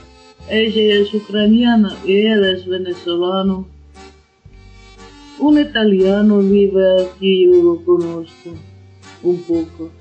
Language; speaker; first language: Spanish; non-native, learner; Ukrainian